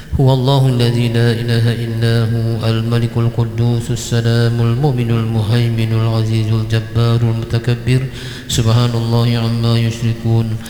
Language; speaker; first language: Arabic; non-native, fluent; Malay